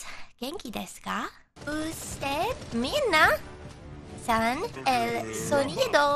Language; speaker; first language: Spanish; non-native, learner; English